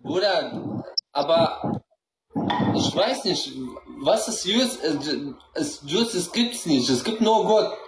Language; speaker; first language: German; non-native, learner; Central Kurdish